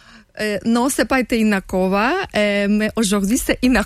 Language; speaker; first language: French; non-native, learner; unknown